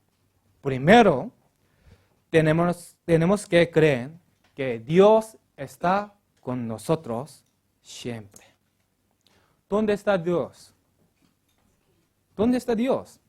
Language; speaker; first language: Spanish; non-native, learner; Korean